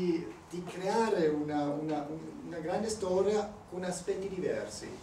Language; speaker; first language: Italian; non-native, learner; German